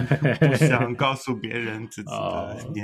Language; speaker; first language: Chinese; early bilingual, heritage; Chinese